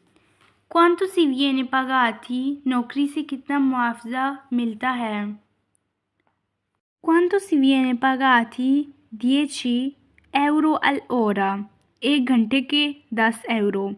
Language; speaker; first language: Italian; non-native, fluent; Urdu